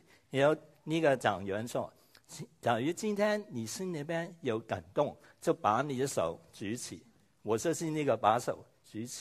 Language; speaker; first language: Chinese; non-native, local second language; Cantonese